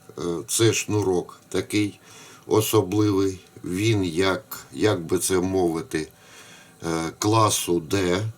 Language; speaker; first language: Ukrainian; non-native, local second language; Russian